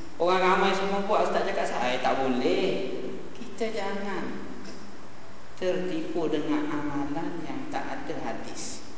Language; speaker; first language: Malay; early bilingual, heritage; Arabic